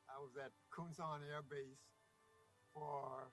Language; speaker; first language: English; native; English